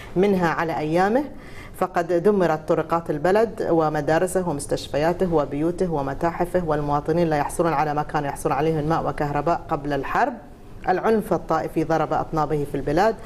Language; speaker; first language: Arabic; native; Arabic